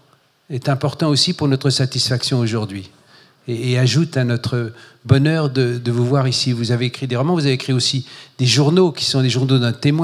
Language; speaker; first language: French; native; French